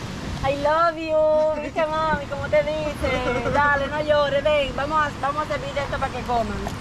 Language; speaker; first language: Spanish; native; Spanish